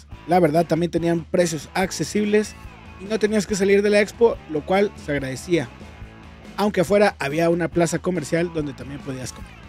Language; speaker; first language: Spanish; native; Spanish